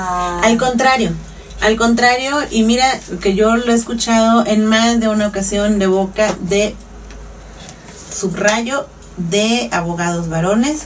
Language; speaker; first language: Spanish; native; Spanish